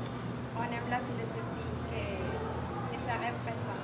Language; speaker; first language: French; non-native, learner; Spanish